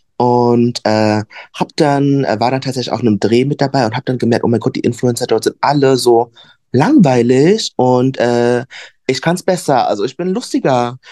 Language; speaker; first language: German; early bilingual, other home language; Vietnamese